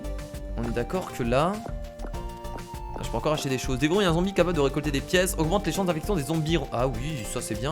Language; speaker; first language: French; native; French